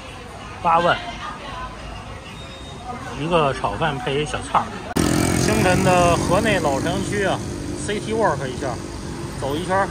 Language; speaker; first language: Chinese; native; Chinese